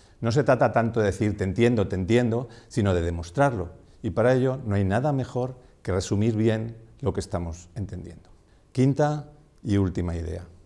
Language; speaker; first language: Spanish; non-native, local second language; Catalan